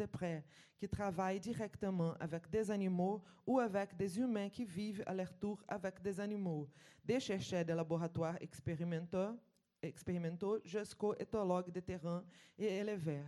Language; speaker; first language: French; non-native, fluent; Portuguese